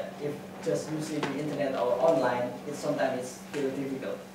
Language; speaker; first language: English; non-native, fluent; Indonesian